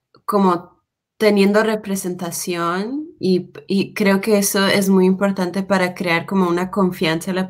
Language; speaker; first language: Spanish; non-native, fluent; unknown